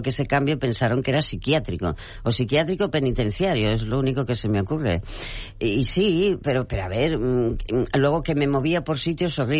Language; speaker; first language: Catalan; non-native, local second language; Spanish